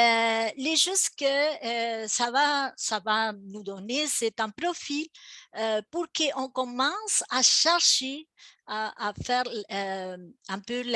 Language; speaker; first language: French; non-native, fluent; Spanish